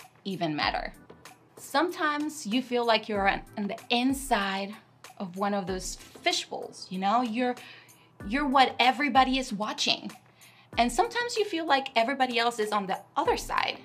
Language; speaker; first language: English; non-native, fluent; Spanish